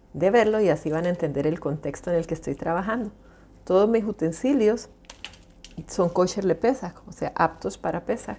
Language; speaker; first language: Spanish; native; Spanish